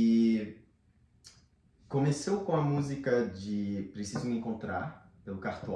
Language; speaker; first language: Portuguese; non-native, fluent; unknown